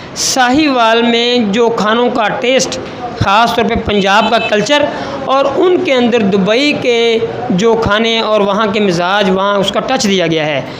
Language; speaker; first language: Hindi; non-native, local second language; Punjabi